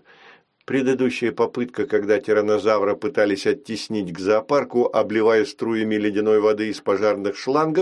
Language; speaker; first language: Russian; native; Russian